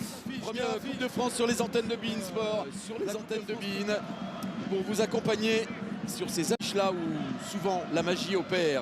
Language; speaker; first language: French; native; French